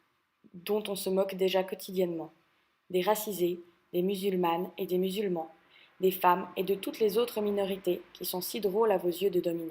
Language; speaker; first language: French; native; French